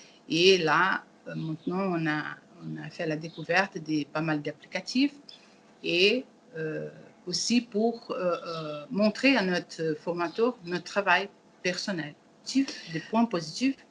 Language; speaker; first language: French; non-native, learner; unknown